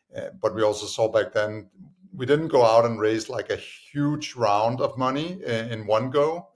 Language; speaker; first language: English; non-native, fluent; Danish